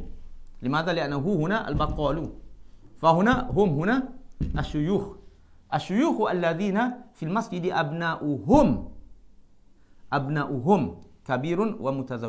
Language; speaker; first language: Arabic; non-native, fluent; Malay